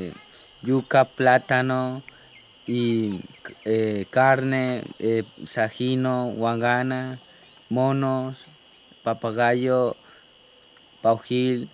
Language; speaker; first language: Spanish; non-native, local second language; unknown